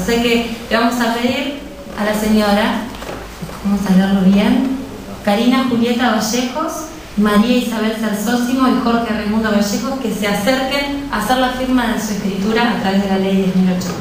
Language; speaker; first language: Spanish; native; Spanish